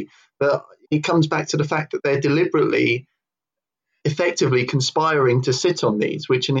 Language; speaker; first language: English; native; English